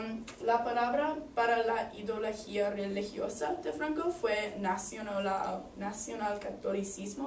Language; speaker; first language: Spanish; non-native, learner; English